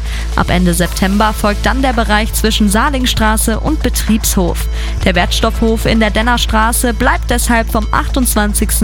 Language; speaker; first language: German; native; German